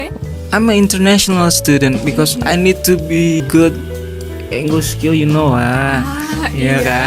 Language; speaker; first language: English; non-native, learner; Indonesian